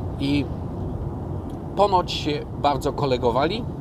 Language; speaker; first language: Polish; native; Polish